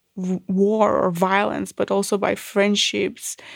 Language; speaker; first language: English; non-native, fluent; Macedonian